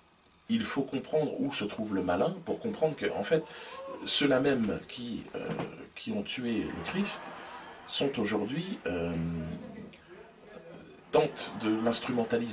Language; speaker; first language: French; native; French